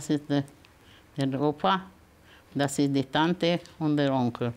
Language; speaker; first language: German; early bilingual, heritage; German